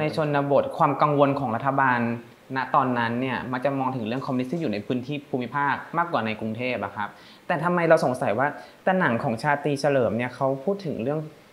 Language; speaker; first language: Thai; native; Thai